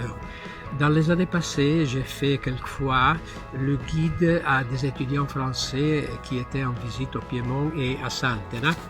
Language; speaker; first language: French; non-native, learner; Italian